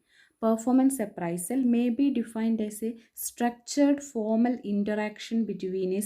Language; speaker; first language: English; non-native, local second language; Malayalam